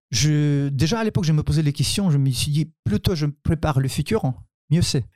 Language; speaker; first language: French; non-native, fluent; Ukrainian